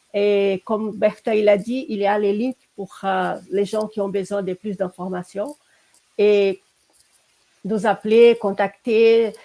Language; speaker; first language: French; non-native, fluent; Portuguese